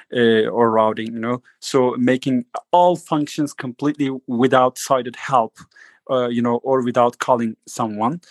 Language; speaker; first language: English; non-native, fluent; Turkish